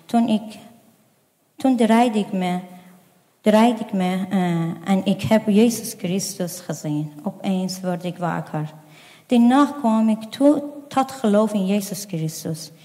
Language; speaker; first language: Dutch; non-native, fluent; Persian